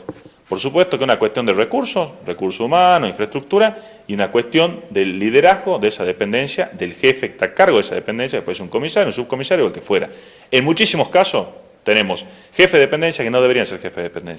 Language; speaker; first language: Spanish; native; Spanish